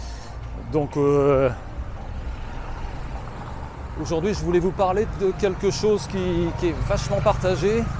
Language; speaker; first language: French; native; French